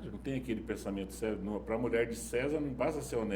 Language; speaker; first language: Portuguese; native; Portuguese